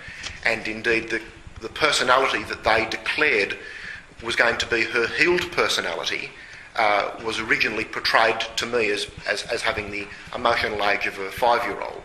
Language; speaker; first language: English; native; English